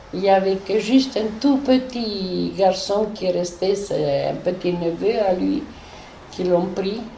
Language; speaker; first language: French; non-native, fluent; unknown